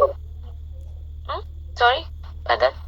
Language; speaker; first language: English; non-native, learner; French